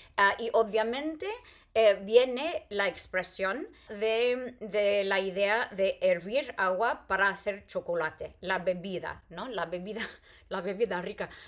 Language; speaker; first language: Spanish; non-native, fluent; English